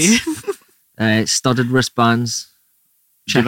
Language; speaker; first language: English; native; English